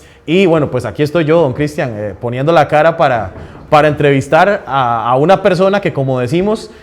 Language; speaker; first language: Spanish; native; Spanish